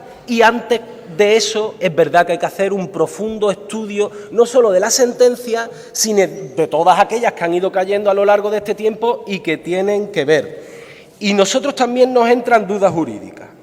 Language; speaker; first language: Spanish; native; Spanish